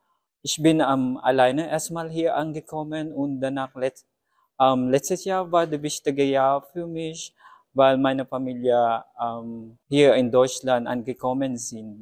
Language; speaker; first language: German; non-native, fluent; Filipino